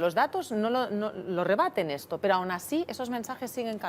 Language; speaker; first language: Spanish; native; Spanish